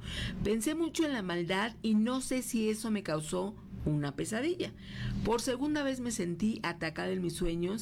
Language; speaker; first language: Spanish; native; Spanish